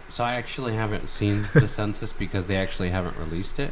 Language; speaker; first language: English; early bilingual, other home language; Spanish